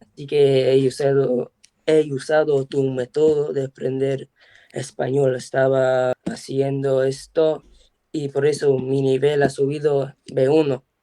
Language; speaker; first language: Spanish; non-native, learner; English